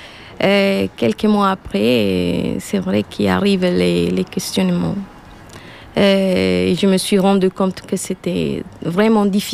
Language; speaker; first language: French; non-native, learner; Spanish